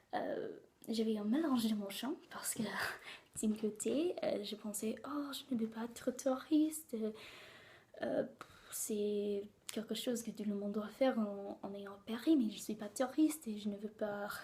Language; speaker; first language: French; non-native, learner; English